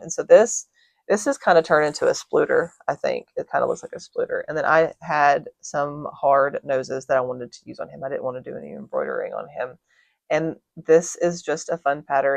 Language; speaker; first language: English; native; English